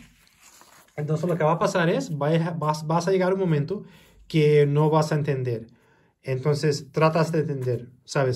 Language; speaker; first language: Spanish; early bilingual, heritage; Spanish